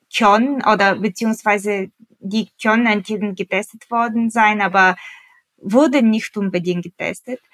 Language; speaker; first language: German; non-native, fluent; Bulgarian